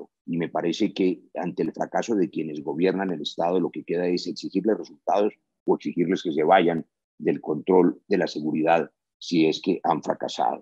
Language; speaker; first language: Spanish; native; Spanish